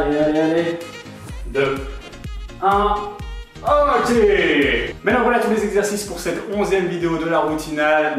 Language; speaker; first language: French; native; French